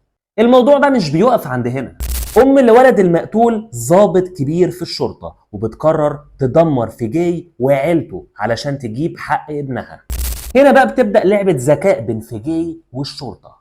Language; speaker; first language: Arabic; native; Arabic